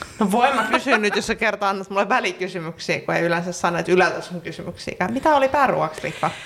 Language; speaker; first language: Finnish; native; Finnish